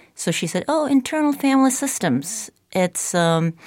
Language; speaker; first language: English; non-native, fluent; Czech